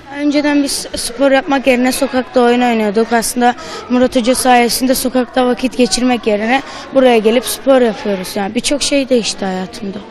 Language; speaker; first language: Turkish; native; Turkish